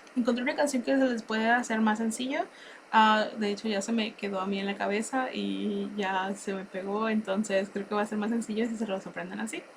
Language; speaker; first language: Spanish; native; Spanish